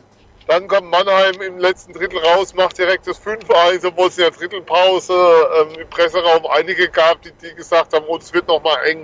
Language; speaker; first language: German; native; German